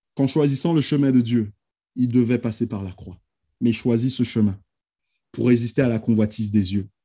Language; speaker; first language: French; native; French